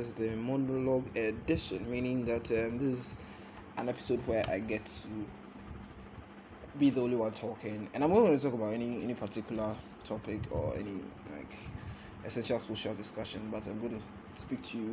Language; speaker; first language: English; non-native, local second language; Akan